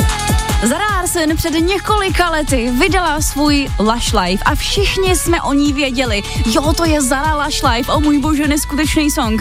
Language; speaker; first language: Czech; native; Czech